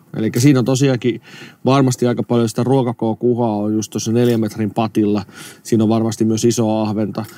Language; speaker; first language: Finnish; native; Finnish